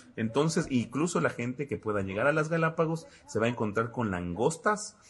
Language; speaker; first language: Spanish; native; Spanish